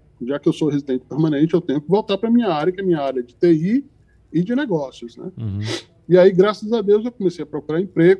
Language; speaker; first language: Portuguese; native; Portuguese